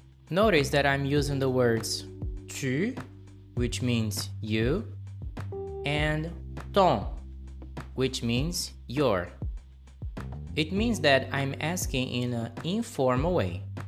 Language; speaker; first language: English; non-native, fluent; Portuguese